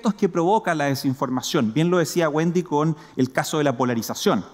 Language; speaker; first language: Spanish; native; Spanish